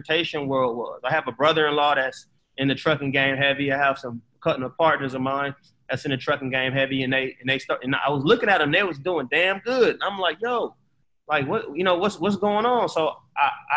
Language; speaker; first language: English; native; English